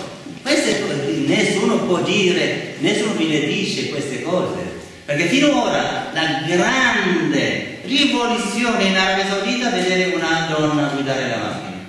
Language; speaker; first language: Italian; non-native, fluent; Arabic